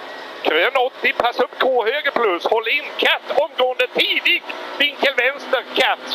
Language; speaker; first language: Swedish; native; Swedish